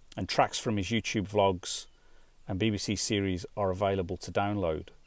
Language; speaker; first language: English; native; English